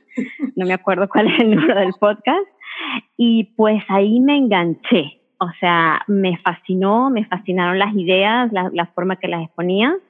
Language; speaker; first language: Spanish; native; Spanish